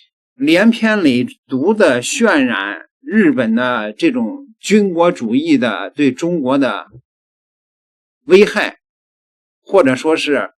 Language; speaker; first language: Chinese; native; Chinese